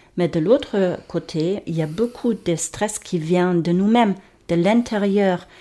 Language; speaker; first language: French; non-native, fluent; German